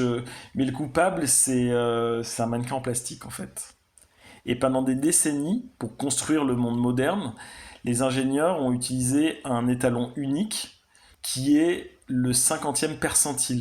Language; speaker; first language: French; native; French